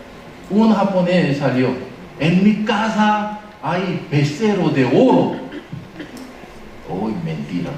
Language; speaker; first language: Spanish; non-native, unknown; Korean